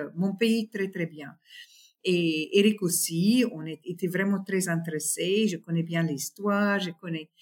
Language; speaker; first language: French; non-native, fluent; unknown